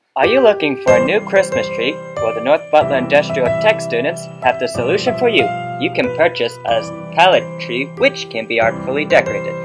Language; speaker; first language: English; native; English